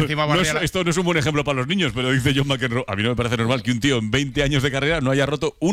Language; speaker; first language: Spanish; native; Spanish